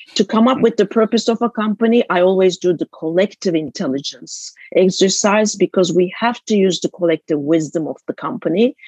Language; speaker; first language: English; non-native, fluent; Turkish